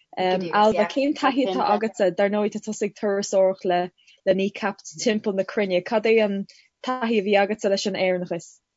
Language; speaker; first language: Irish; non-native, local second language; English